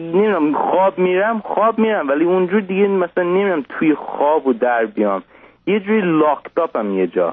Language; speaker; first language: Persian; early bilingual, heritage; Persian